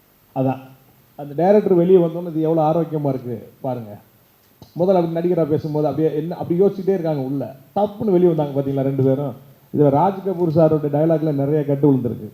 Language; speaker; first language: Tamil; native; Tamil